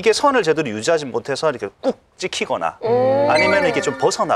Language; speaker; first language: Korean; native; Korean